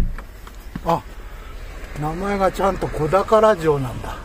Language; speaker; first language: Japanese; native; Japanese